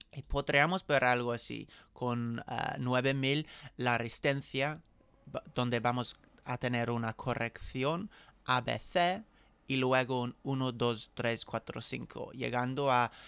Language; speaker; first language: Spanish; non-native, fluent; English